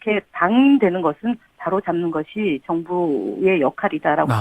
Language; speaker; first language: Korean; native; Korean